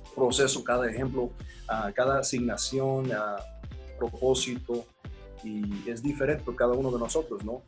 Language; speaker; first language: Spanish; early bilingual, heritage; Spanish